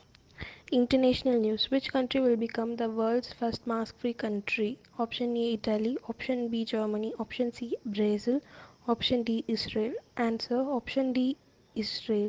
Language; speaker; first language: English; non-native, local second language; Tamil